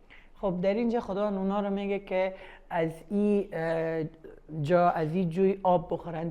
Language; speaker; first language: Persian; native; Persian